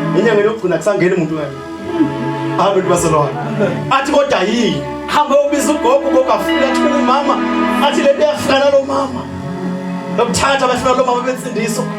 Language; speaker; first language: Zulu; non-native, local second language; South Ndebele